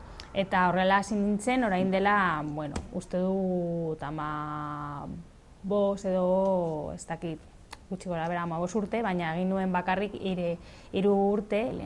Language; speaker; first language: Basque; non-native, learner; Spanish